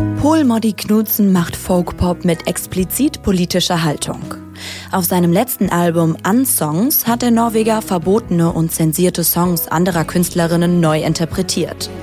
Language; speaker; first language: German; native; German